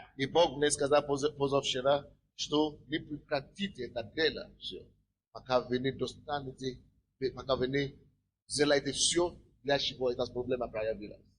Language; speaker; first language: Russian; non-native, fluent; Yoruba